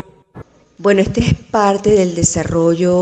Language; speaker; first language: Spanish; native; Spanish